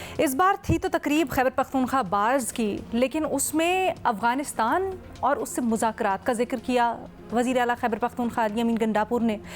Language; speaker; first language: Urdu; native; Urdu